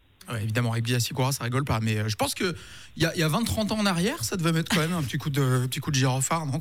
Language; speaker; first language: French; native; French